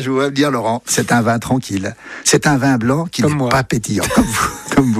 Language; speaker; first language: French; native; French